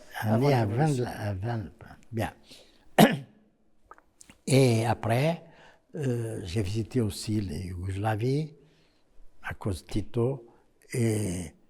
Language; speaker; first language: French; non-native, fluent; Portuguese